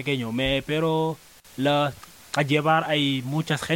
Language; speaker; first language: Spanish; non-native, learner; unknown